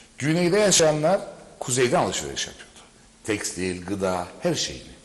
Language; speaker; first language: Turkish; native; Turkish